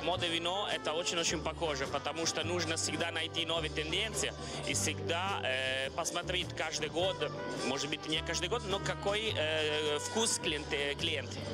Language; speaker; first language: Russian; non-native, learner; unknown